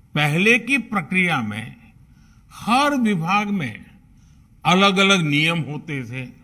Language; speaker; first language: Hindi; non-native, local second language; Gujarati